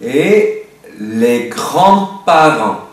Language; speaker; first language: French; non-native, fluent; Spanish